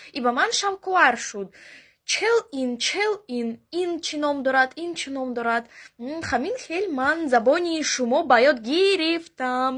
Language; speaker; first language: Tajik; non-native, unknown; Russian